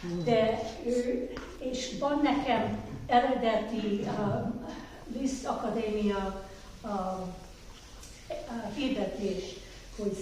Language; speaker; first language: Hungarian; early bilingual, heritage; Hungarian